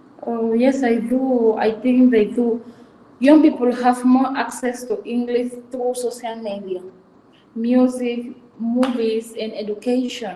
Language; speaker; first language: English; non-native, fluent; Fang